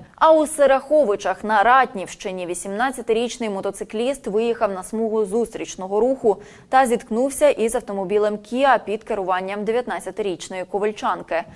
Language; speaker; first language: Ukrainian; native; Ukrainian